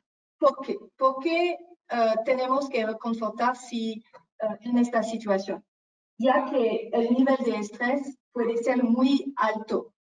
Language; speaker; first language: Spanish; non-native, fluent; French